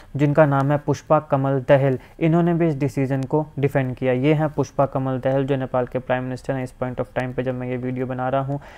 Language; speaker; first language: Hindi; native; Hindi